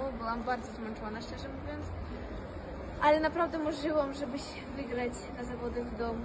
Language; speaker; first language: Polish; non-native, fluent; Russian